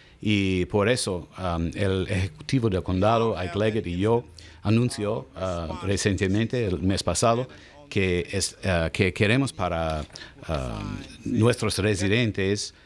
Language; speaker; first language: Spanish; non-native, learner; English